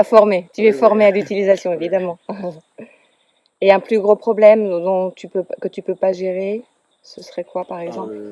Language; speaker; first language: French; native; French